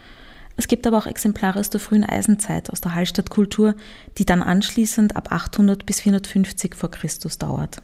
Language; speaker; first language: German; native; German